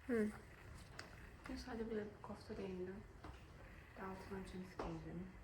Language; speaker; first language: Turkish; non-native, fluent; Azerbaijani